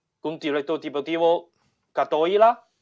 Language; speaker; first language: Spanish; non-native, learner; Chinese